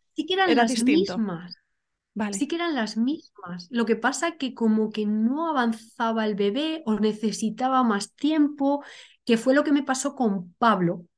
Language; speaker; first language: Spanish; native; Spanish